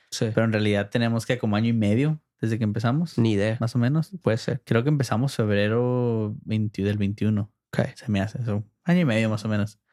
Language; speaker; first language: Spanish; early bilingual, heritage; Spanish